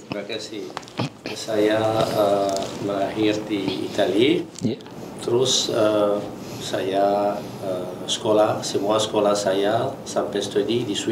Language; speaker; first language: Indonesian; non-native, learner; Italian